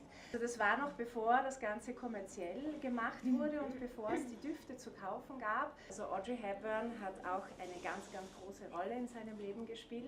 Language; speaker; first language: German; native; German